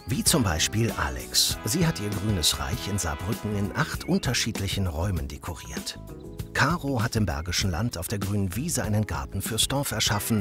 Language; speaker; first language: German; native; German